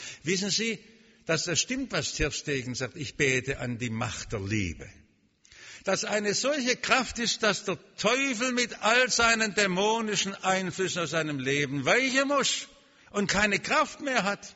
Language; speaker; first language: German; native; German